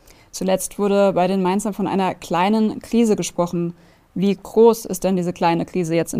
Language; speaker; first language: German; native; German